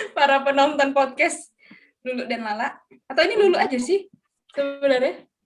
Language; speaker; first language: Indonesian; native; Indonesian